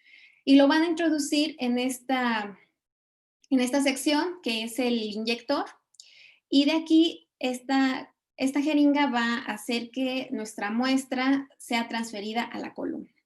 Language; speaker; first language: Spanish; native; Spanish